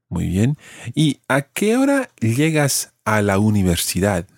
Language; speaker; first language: Spanish; non-native, fluent; English